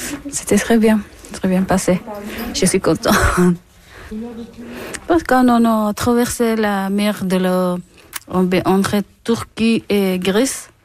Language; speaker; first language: French; non-native, learner; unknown